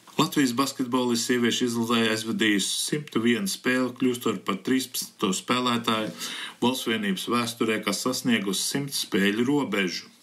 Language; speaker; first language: Latvian; early bilingual, heritage; Latvian